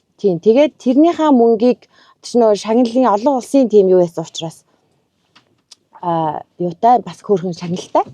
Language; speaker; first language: Mongolian; native; Mongolian